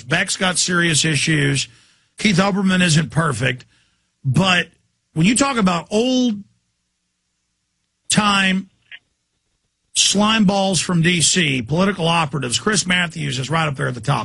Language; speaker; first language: English; native; English